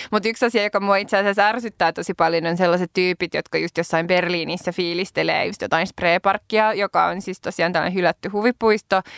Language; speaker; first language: Finnish; native; Finnish